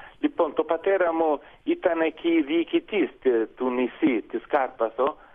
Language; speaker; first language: Greek; non-native, fluent; Italian